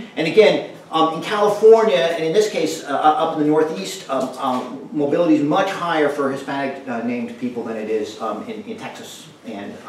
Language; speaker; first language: English; native; English